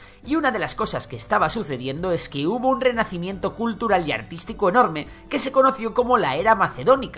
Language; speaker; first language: Spanish; native; Spanish